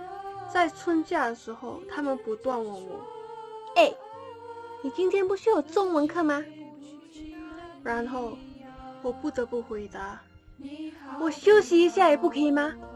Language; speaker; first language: Chinese; non-native, learner; English